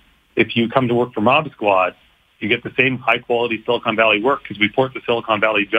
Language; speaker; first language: English; native; English